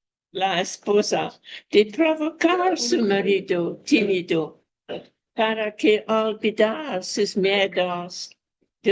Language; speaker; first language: Spanish; non-native, fluent; English